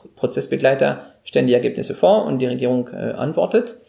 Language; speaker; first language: German; non-native, fluent; French